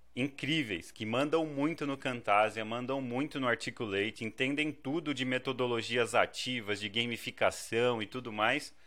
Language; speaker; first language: Portuguese; native; Portuguese